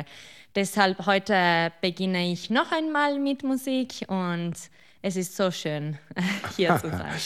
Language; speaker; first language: German; non-native, fluent; Italian